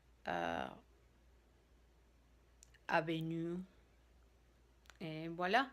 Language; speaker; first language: French; non-native, learner; English